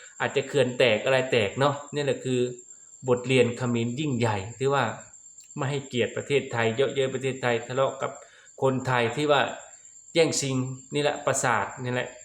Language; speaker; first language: Thai; non-native, local second language; Lao